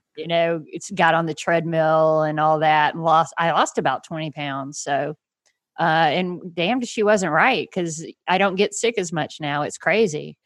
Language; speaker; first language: English; native; English